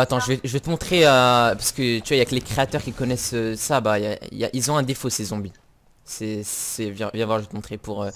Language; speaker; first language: French; native; French